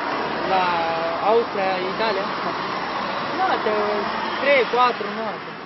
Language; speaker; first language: Italian; non-native, learner; Romanian